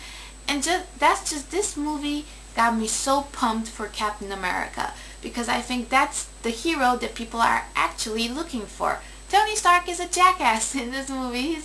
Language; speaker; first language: English; native; English